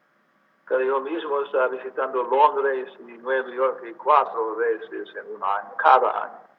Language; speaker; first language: Spanish; non-native, learner; English